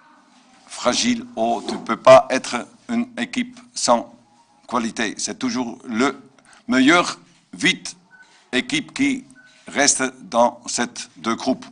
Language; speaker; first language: French; non-native, learner; Dutch